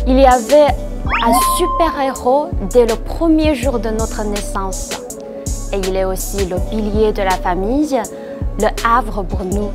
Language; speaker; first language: French; non-native, fluent; Chinese